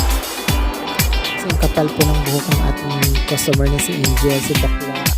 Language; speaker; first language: Filipino; non-native, local second language; Cebuano